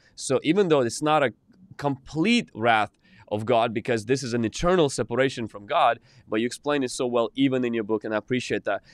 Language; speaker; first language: English; non-native, fluent; Ukrainian